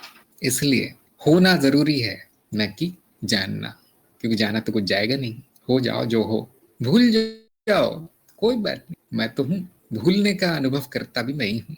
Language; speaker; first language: Hindi; native; Hindi